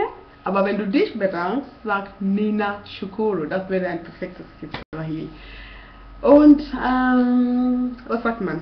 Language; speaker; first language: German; non-native, fluent; Swahili